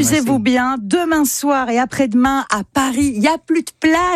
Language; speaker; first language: French; native; French